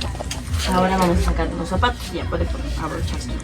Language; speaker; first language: Spanish; native; Spanish